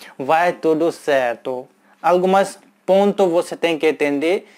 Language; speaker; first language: Portuguese; non-native, learner; Hindi